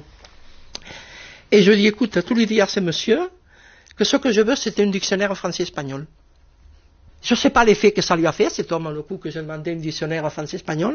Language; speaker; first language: French; non-native, fluent; Spanish